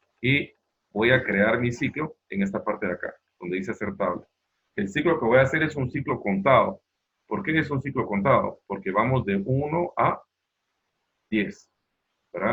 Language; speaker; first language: Spanish; native; Spanish